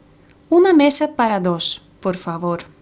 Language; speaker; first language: Spanish; non-native, fluent; Russian